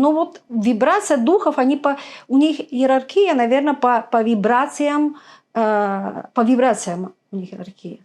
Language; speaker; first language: Russian; native; Russian